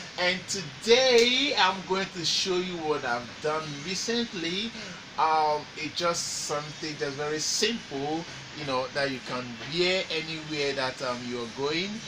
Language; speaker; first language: English; non-native, local second language; Igbo